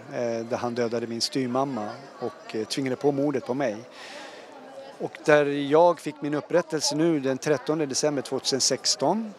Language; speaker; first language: Swedish; early bilingual, other home language; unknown